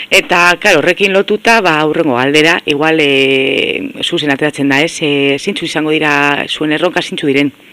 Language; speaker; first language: Basque; native; Basque